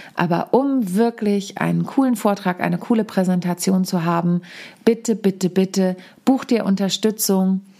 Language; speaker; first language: German; native; German